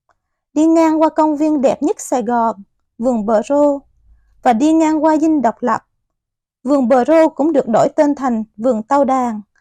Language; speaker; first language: Vietnamese; native; Vietnamese